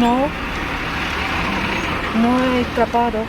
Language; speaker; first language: Spanish; non-native, learner; English